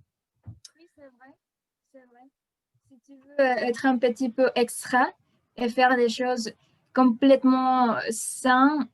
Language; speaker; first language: French; non-native, fluent; Spanish